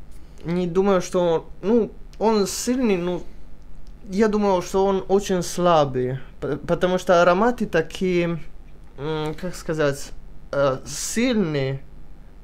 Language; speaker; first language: Russian; early bilingual, heritage; Italian